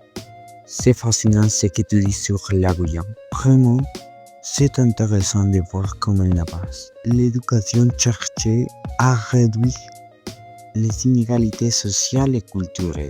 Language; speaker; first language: French; non-native, fluent; Spanish